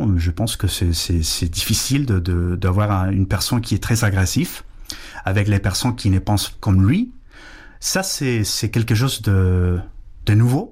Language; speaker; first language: French; non-native, fluent; Spanish